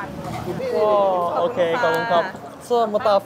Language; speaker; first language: Chinese; native; Chinese